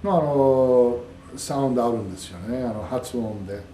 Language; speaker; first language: Japanese; non-native, fluent; English